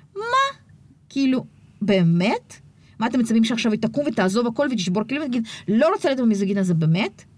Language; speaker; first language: Hebrew; early bilingual, other home language; Russian